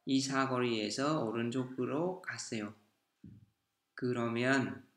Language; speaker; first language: Korean; non-native, fluent; Vietnamese